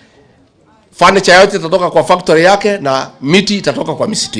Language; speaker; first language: Swahili; non-native, local second language; Kikuyu